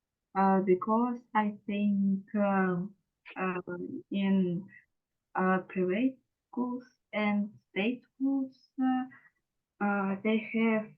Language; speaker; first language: English; non-native, learner; Russian